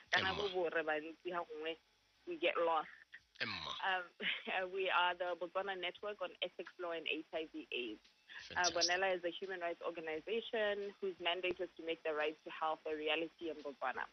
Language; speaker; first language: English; non-native, local second language; Tswana